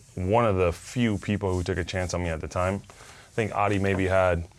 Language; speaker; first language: English; non-native, fluent; Spanish